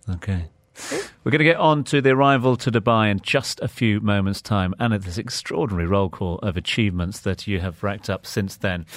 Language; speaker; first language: English; native; English